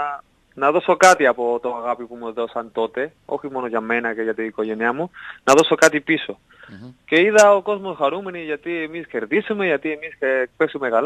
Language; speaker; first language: Greek; non-native, learner; Spanish